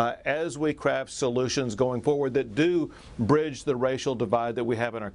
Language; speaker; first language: English; native; English